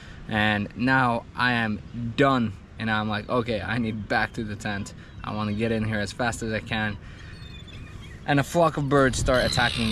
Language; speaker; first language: English; non-native, fluent; Finnish